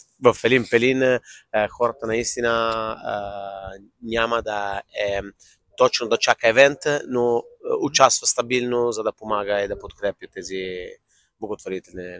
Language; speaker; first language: Bulgarian; non-native, fluent; Italian